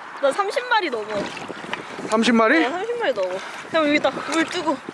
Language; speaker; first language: Korean; native; Korean